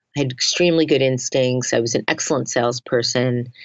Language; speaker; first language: English; native; English